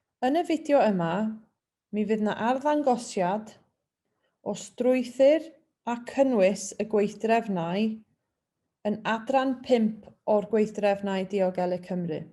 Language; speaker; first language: Welsh; native; Welsh